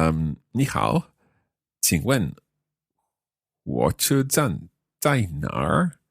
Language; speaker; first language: Chinese; non-native, learner; English